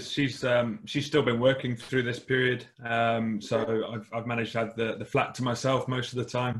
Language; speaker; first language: English; native; English